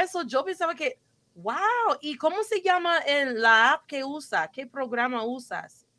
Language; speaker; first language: Spanish; non-native, fluent; English